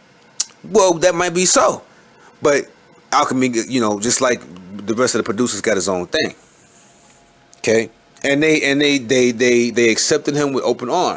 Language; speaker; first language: English; native; English